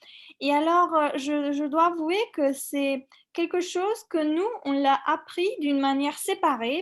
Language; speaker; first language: French; non-native, fluent; Macedonian